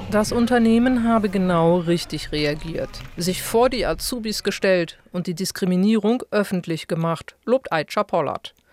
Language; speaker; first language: German; native; German